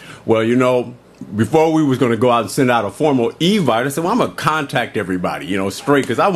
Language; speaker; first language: English; native; English